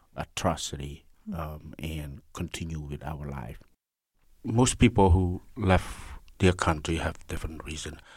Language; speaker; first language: English; non-native, learner; Khmer